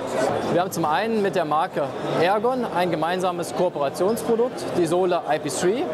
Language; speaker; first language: German; native; German